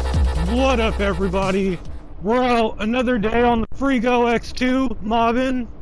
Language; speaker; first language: English; native; English